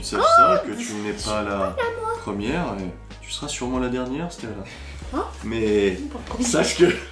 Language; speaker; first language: French; native; French